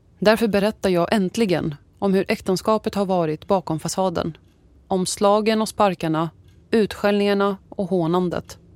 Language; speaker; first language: Swedish; early bilingual, other home language; Assyrian Neo-Aramaic